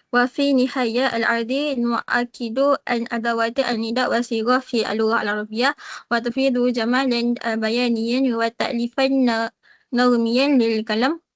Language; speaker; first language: Arabic; non-native, learner; Malay